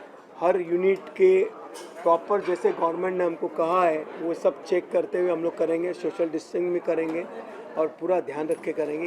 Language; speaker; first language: Hindi; native; Hindi